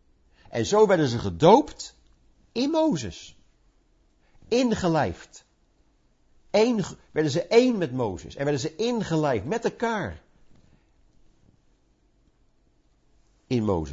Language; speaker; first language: Dutch; native; Dutch